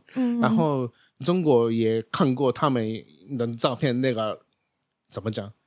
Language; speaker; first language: Chinese; non-native, fluent; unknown